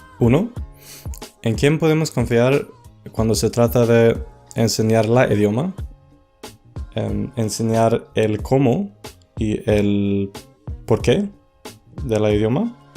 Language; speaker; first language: Spanish; non-native, fluent; Swedish